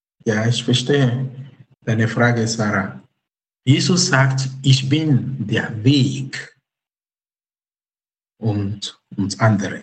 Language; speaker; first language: German; non-native, fluent; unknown